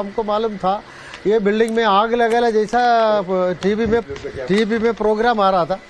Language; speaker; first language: Hindi; non-native, local second language; Malayalam